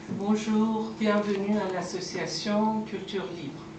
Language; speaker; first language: French; non-native, fluent; Persian